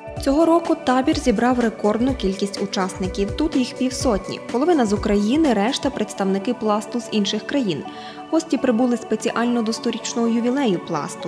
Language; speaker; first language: Ukrainian; native; Ukrainian